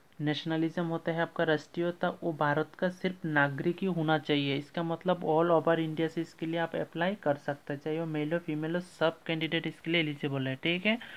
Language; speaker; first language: Hindi; non-native, local second language; Bangla